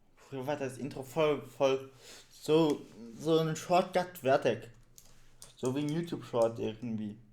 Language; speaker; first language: German; early bilingual, other home language; Spanish